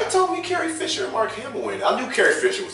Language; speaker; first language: English; native; English